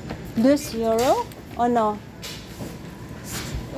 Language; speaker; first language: English; non-native, local second language; Filipino